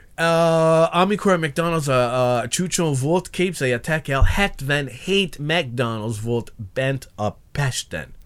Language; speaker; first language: Hungarian; non-native, learner; English